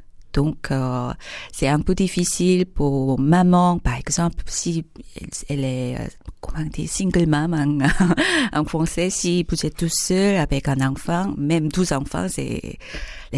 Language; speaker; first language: French; non-native, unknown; Korean